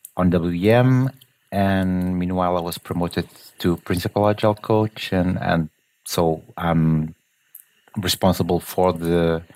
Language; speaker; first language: English; non-native, fluent; Portuguese